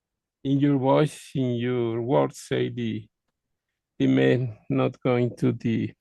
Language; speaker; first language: English; non-native, learner; Spanish